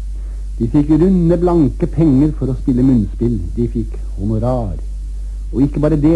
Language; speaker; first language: Norwegian; native; Norwegian